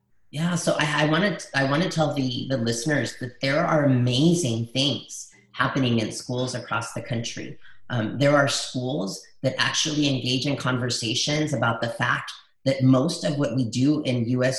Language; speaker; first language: English; early bilingual, other home language; Spanish